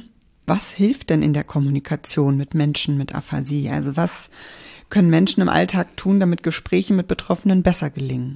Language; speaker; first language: German; native; German